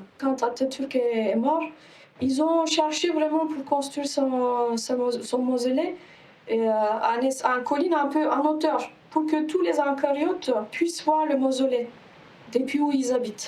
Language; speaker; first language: French; non-native, fluent; Turkish